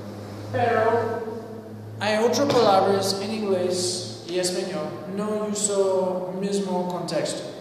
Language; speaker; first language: Spanish; non-native, learner; English